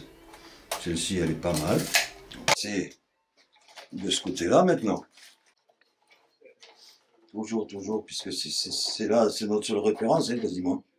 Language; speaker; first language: French; native; French